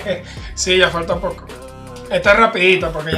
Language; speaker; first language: Spanish; native; Spanish